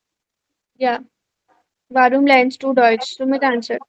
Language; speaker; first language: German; non-native, fluent; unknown